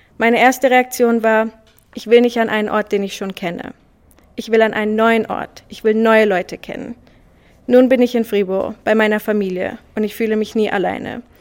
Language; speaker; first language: German; early bilingual, other home language; Swiss German